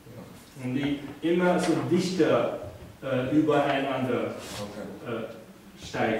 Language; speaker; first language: German; non-native, fluent; Japanese